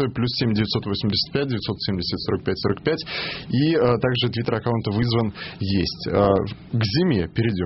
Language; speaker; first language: Russian; native; Russian